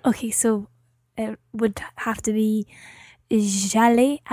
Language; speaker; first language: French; non-native, learner; English